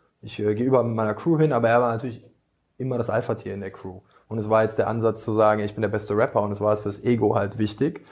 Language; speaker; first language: German; early bilingual, other home language; Bosnian